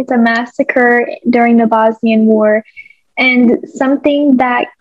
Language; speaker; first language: English; early bilingual, other home language; Bosnian